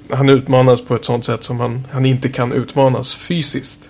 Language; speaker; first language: Swedish; native; Swedish